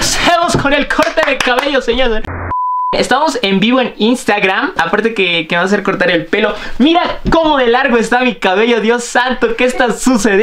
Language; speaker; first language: Spanish; native; Spanish